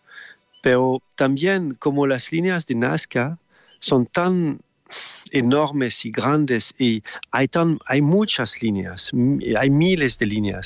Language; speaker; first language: Spanish; non-native, fluent; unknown